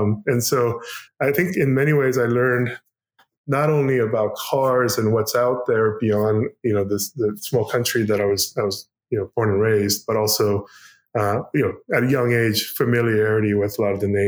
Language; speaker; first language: English; non-native, fluent; Korean